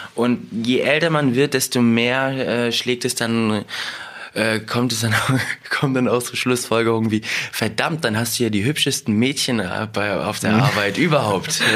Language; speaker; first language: German; early bilingual, other home language; Russian